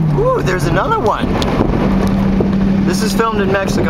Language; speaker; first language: English; native; English